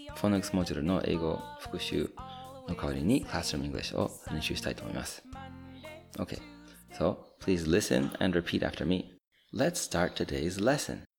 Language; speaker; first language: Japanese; non-native, fluent; English